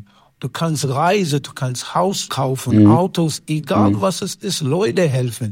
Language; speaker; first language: German; non-native, fluent; English